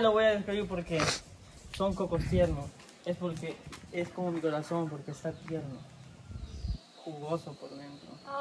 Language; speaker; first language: Spanish; native; Spanish